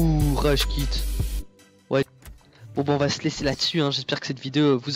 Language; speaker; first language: French; native; French